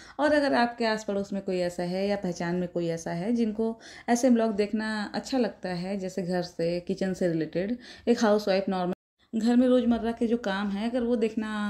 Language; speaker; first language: Hindi; native; Hindi